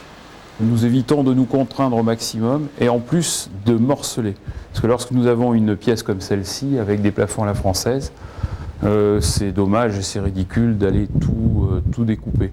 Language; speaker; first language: French; native; French